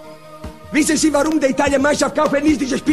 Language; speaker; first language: German; non-native, learner; Italian